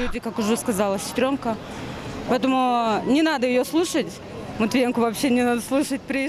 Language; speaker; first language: Russian; native; Russian